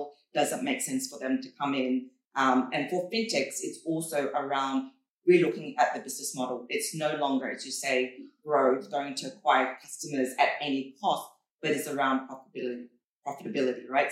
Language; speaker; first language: English; native; English